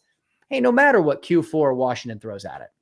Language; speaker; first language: English; native; English